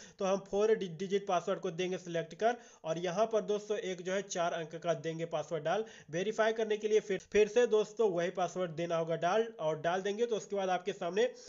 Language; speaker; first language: Hindi; native; Hindi